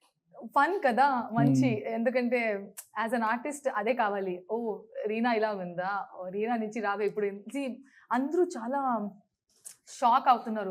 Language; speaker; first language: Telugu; non-native, learner; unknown